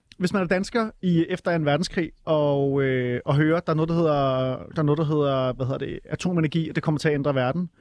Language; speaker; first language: Danish; native; Danish